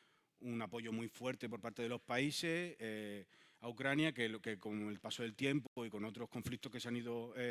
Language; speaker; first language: Spanish; native; Spanish